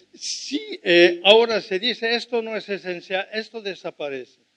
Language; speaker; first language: Spanish; non-native, fluent; French